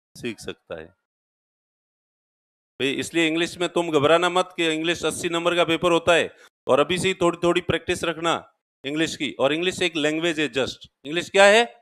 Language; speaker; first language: Hindi; non-native, local second language; Marwari